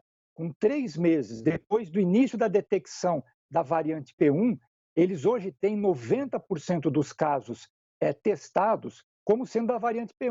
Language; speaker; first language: Portuguese; native; Portuguese